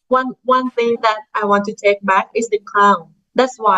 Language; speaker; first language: English; non-native, learner; Thai